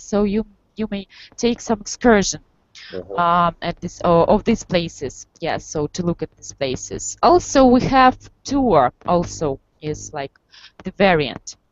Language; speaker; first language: English; non-native, fluent; Russian